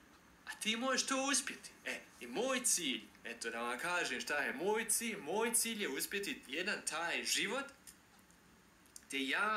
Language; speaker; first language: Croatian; early bilingual, heritage; Croatian